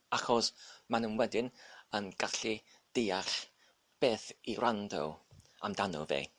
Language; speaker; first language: Welsh; non-native, local second language; English